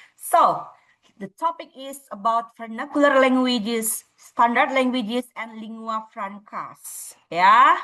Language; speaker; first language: English; non-native, fluent; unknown